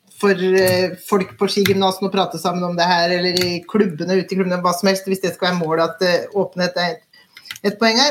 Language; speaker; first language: Norwegian; native; Norwegian